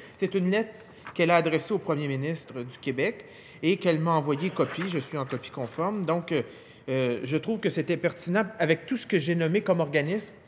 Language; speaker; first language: French; native; French